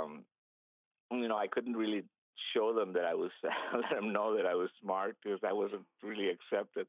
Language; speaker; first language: English; early bilingual, other home language; Spanish